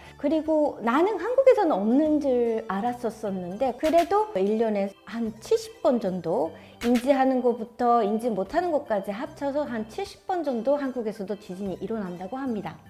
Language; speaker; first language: Korean; non-native, fluent; Japanese